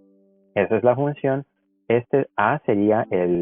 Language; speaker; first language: Spanish; native; Spanish